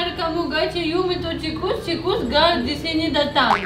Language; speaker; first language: Indonesian; non-native, learner; Russian